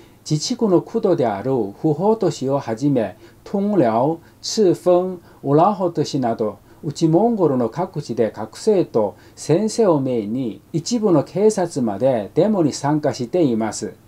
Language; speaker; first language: Japanese; non-native, fluent; Korean